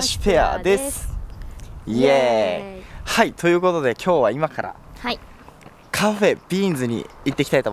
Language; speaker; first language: Japanese; native; Japanese